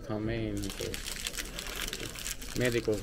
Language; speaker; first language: Portuguese; non-native, learner; Norwegian